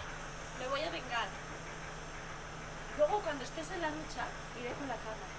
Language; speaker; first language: Spanish; native; Spanish